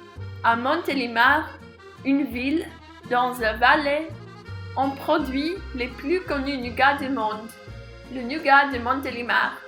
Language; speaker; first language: French; non-native, learner; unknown